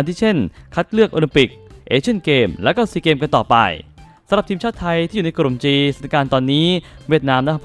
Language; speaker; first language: Thai; native; Thai